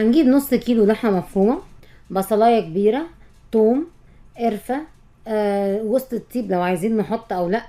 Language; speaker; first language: Arabic; native; Arabic